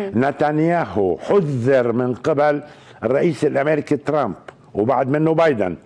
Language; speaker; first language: Arabic; native; Arabic